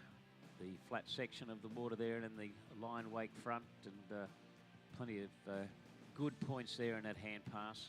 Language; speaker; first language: English; native; English